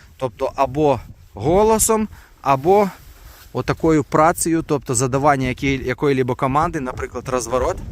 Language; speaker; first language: Ukrainian; non-native, local second language; Russian